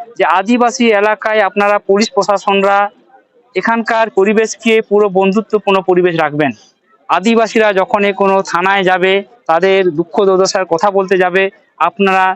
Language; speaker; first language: Bangla; non-native, local second language; Santali